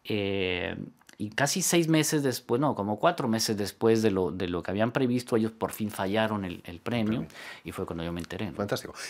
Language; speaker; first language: Spanish; native; Spanish